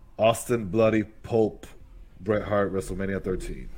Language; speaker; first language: Spanish; native; Spanish